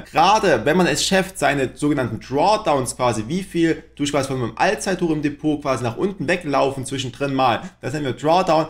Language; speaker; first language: German; native; German